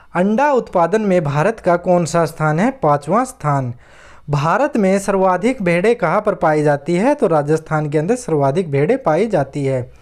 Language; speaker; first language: Hindi; native; Hindi